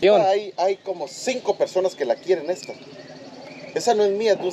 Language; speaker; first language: Spanish; native; Spanish